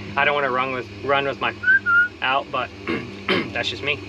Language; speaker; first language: English; native; English